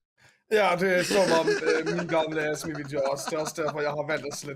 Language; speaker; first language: Danish; native; Danish